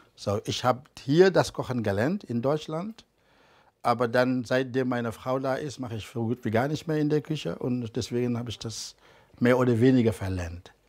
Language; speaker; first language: German; non-native, fluent; Wolof